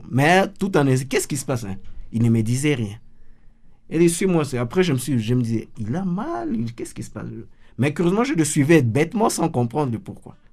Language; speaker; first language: French; non-native, local second language; Lingala